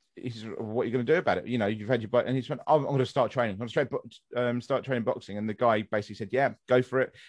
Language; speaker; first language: English; native; English